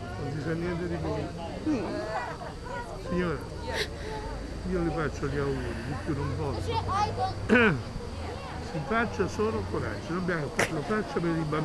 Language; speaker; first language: Italian; native; Italian